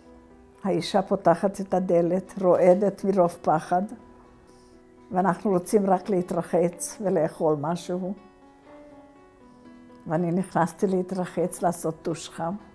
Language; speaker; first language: Hebrew; non-native, fluent; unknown